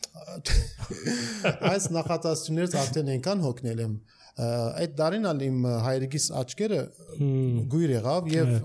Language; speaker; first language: Armenian; early bilingual, heritage; Armenian